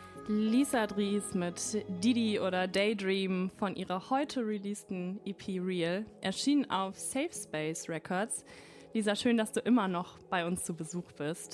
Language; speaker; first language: German; native; German